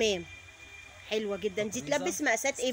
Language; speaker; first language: Arabic; native; Arabic